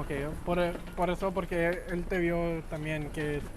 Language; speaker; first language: Spanish; early bilingual, other home language; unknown